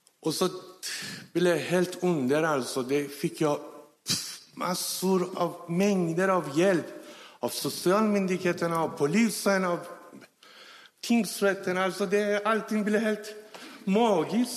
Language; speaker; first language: Swedish; non-native, fluent; Persian